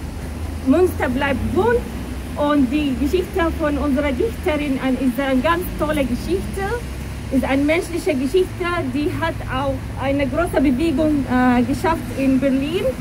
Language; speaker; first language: German; non-native, fluent; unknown